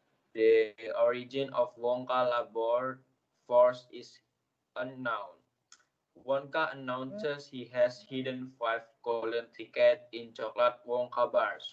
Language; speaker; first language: English; non-native, learner; Indonesian